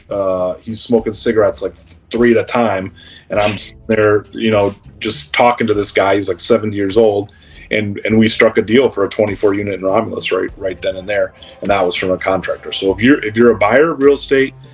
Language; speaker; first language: English; native; English